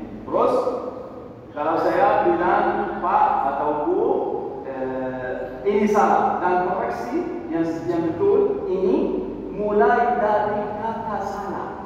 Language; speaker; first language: Indonesian; non-native, learner; Arabic